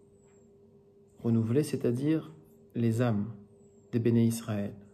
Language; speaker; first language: French; native; French